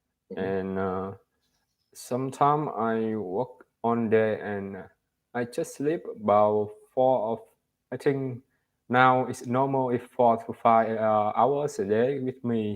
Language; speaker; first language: English; non-native, learner; Vietnamese